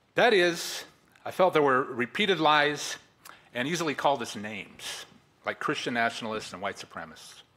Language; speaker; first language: English; native; English